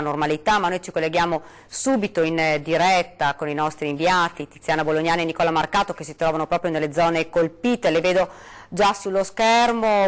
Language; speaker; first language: Italian; native; Italian